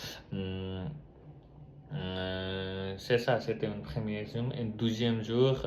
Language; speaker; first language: French; non-native, learner; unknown